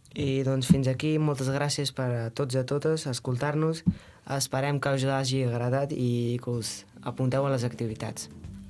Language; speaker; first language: Catalan; early bilingual, other home language; Punjabi